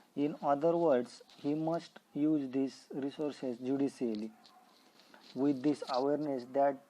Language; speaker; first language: English; non-native, local second language; Marathi